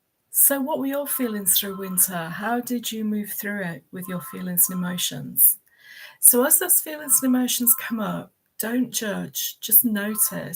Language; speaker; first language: English; native; English